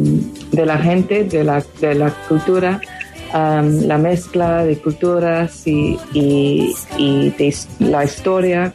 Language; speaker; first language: Spanish; non-native, fluent; English